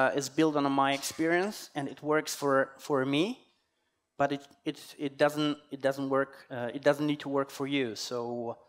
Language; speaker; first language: English; non-native, fluent; Polish